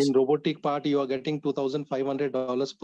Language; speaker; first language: English; non-native, fluent; Hindi